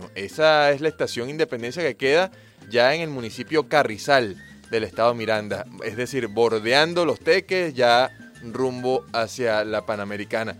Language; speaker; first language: Spanish; native; Spanish